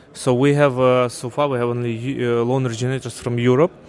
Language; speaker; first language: English; non-native, fluent; Ukrainian